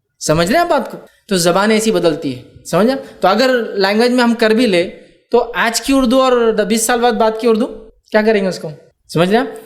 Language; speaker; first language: Urdu; native; Urdu